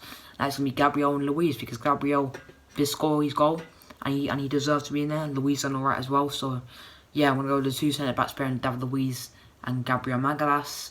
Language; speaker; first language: English; native; English